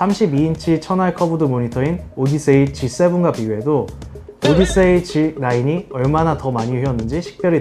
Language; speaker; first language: Korean; native; Korean